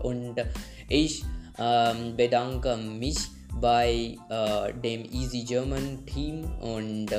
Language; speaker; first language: German; non-native, learner; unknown